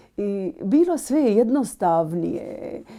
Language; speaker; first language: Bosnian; non-native, learner; Arabic